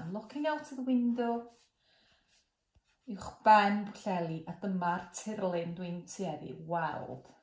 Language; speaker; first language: Welsh; native; Welsh